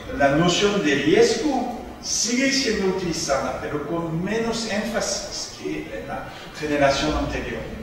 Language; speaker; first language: Spanish; non-native, fluent; French